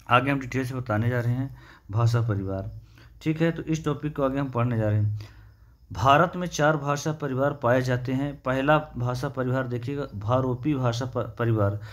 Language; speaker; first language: Hindi; native; Hindi